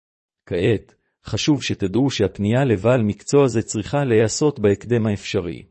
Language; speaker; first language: Hebrew; native; Hebrew